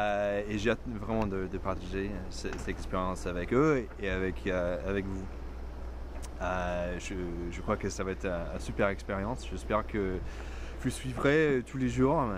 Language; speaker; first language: French; non-native, fluent; English